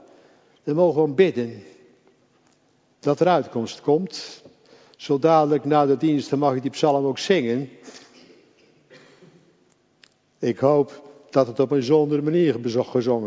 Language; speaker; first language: Dutch; native; Dutch